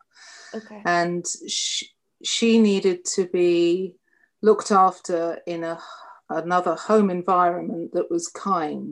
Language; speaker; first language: English; native; English